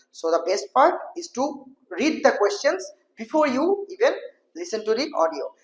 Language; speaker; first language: English; non-native, local second language; Bangla